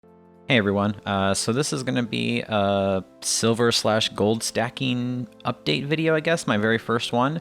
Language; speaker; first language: English; native; English